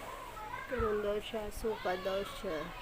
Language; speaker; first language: Filipino; native; Filipino